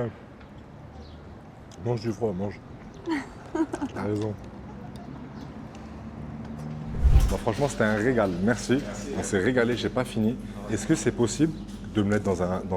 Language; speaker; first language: French; native; French